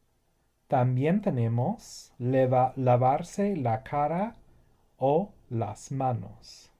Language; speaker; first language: Spanish; non-native, fluent; English